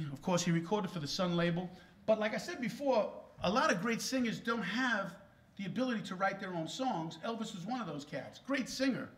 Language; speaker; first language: English; native; English